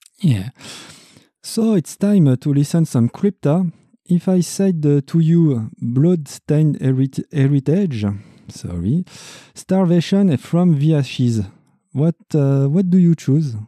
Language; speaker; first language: English; non-native, learner; French